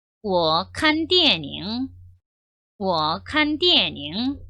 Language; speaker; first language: Chinese; non-native, local second language; Korean